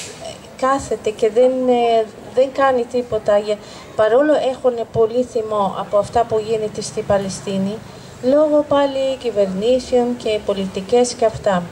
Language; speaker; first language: Greek; non-native, fluent; Arabic